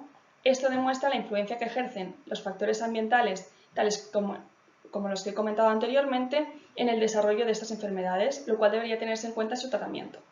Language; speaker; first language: Spanish; native; Spanish